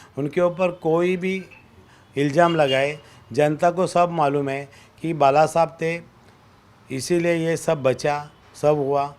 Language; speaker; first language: Hindi; non-native, local second language; Marathi